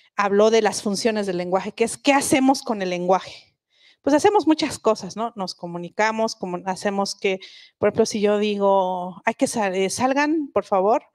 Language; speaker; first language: Spanish; non-native, local second language; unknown